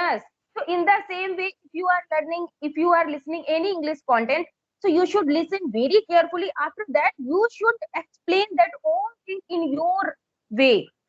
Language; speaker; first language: English; non-native, local second language; Hindi